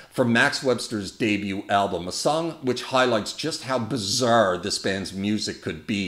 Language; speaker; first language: English; native; English